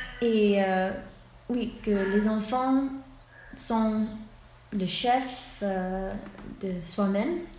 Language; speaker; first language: French; non-native, fluent; English